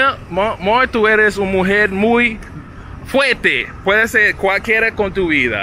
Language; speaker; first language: Spanish; non-native, learner; English